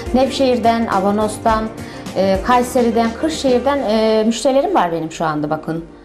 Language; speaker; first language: Turkish; early bilingual, heritage; Turkish